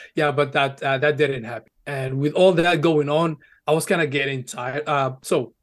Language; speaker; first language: English; early bilingual, other home language; Arabic